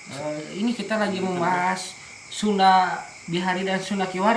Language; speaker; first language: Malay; non-native, local second language; Sundanese